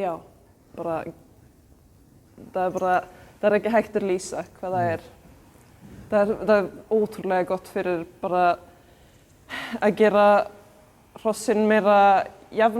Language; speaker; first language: Icelandic; non-native, fluent; Swedish